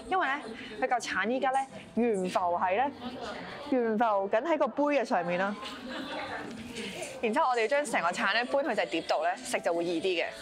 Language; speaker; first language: Cantonese; native; Cantonese